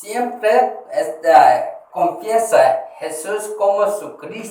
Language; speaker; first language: Spanish; non-native, learner; Korean